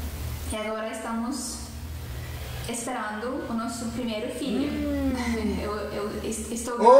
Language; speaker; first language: Portuguese; non-native, fluent; Estonian